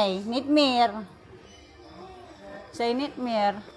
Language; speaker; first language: Dutch; non-native, learner; Filipino